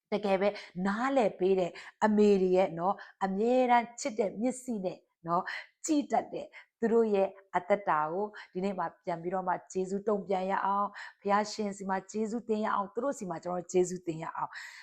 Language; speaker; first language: Burmese; non-native, local second language; Tedim Chin